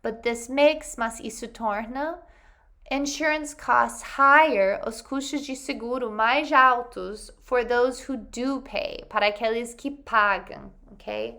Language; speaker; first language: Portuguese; non-native, fluent; English